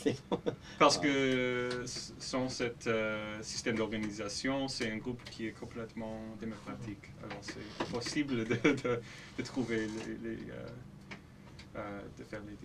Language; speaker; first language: French; non-native, local second language; English